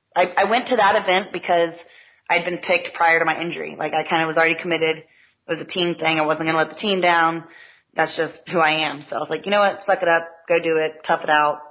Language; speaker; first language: English; native; English